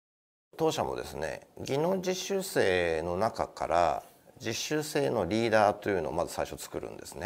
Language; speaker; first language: Japanese; native; Japanese